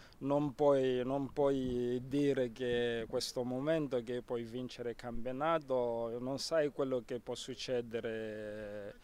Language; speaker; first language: Italian; non-native, fluent; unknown